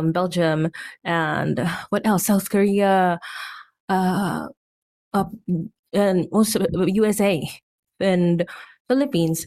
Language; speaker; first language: English; non-native, local second language; Filipino